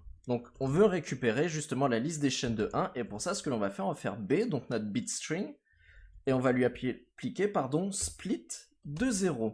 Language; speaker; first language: French; native; French